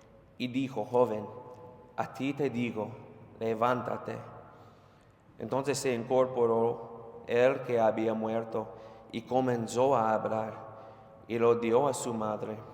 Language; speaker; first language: Spanish; non-native, fluent; English